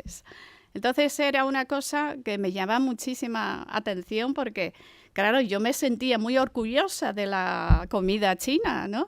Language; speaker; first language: Spanish; non-native, fluent; Chinese